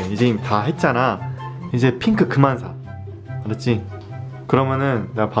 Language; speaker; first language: Korean; native; Korean